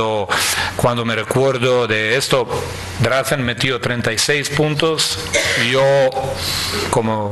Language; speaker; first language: Spanish; non-native, fluent; Croatian